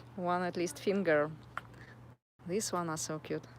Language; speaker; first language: English; non-native, fluent; Russian